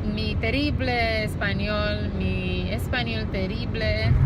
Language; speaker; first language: Spanish; non-native, learner; Romanian